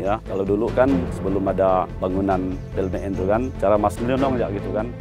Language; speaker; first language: Indonesian; native; Indonesian